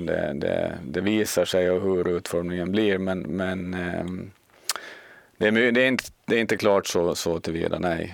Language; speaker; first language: Swedish; native; Swedish